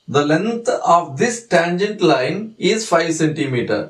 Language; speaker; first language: English; non-native, local second language; Kannada